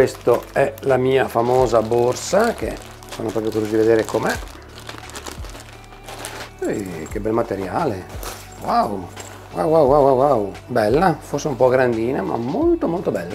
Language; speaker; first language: Italian; native; Italian